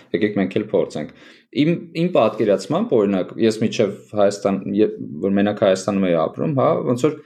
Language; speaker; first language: Armenian; native; Armenian